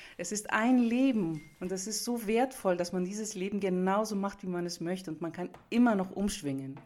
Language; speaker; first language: German; early bilingual, other home language; Greek